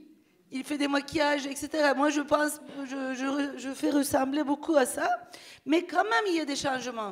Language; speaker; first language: French; non-native, fluent; Turkish